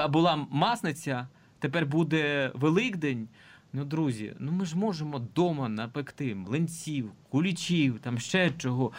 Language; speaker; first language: Ukrainian; non-native, local second language; Russian